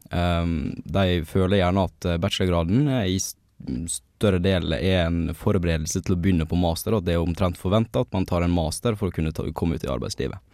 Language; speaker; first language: Norwegian; native; Norwegian